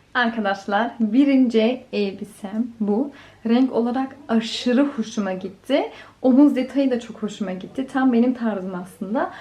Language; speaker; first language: Turkish; early bilingual, heritage; Turkish